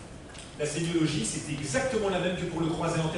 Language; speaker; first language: French; native; French